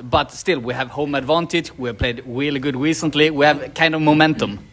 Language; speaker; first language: English; non-native, fluent; Swedish